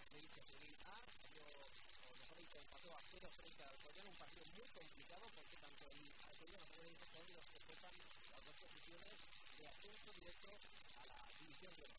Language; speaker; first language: Spanish; native; Spanish